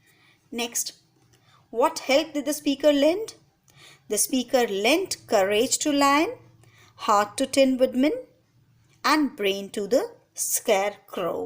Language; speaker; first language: English; non-native, local second language; Hindi